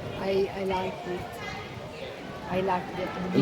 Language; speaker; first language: English; non-native, learner; Italian